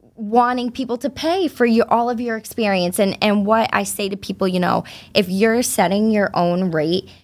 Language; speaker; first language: English; native; English